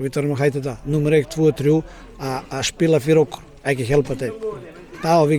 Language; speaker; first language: Icelandic; non-native, learner; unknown